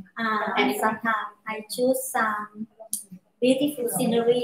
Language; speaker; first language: English; non-native, learner; Thai